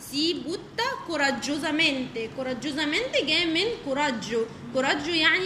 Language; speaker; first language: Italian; non-native, fluent; Arabic